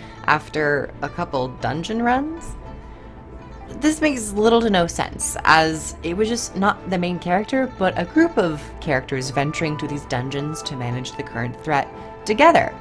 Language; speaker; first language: English; native; English